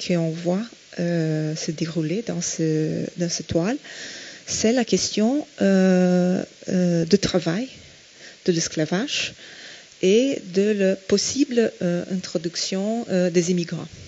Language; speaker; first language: French; non-native, fluent; Portuguese